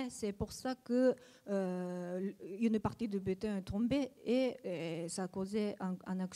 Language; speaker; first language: French; non-native, learner; Japanese